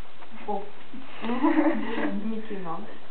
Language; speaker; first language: French; non-native, fluent; Latvian